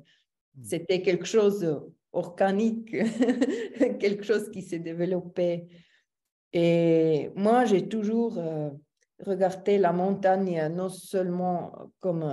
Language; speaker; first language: French; non-native, local second language; German